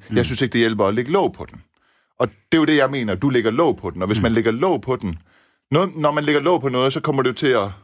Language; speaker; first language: Danish; early bilingual, other home language; Persian